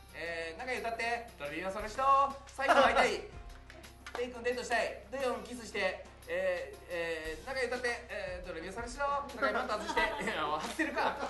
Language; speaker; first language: Japanese; native; Japanese